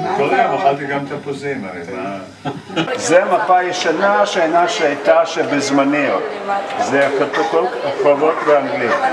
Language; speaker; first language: Hebrew; non-native, fluent; Russian